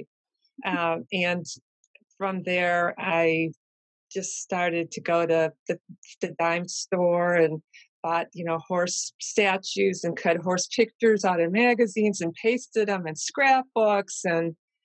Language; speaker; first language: English; native; English